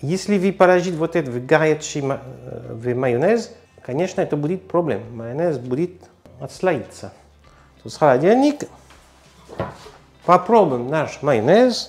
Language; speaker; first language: Russian; non-native, learner; French